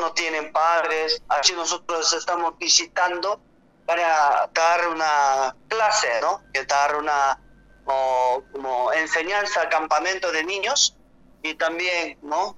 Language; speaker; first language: Spanish; non-native, learner; Korean